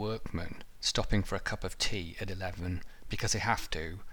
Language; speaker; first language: English; native; English